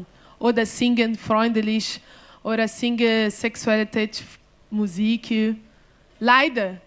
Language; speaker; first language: German; non-native, learner; Portuguese